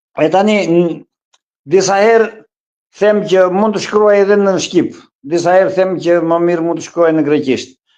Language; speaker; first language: Albanian; non-native, local second language; Greek